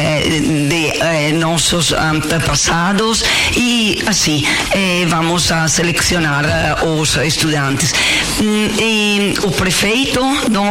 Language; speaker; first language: Portuguese; non-native, learner; Italian